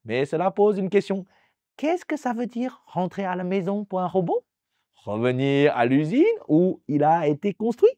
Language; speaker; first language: French; native; French